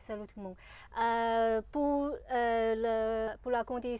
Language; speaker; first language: French; non-native, learner; Chinese